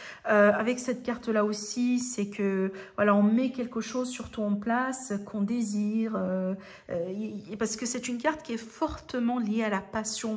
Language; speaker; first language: French; native; French